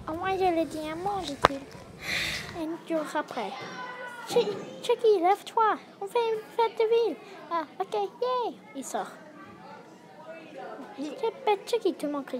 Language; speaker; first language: French; non-native, learner; English